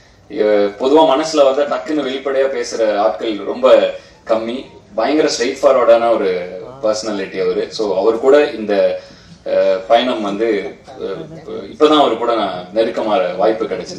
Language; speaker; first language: Tamil; native; Tamil